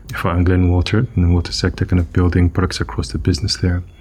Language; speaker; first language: English; non-native, local second language; Yoruba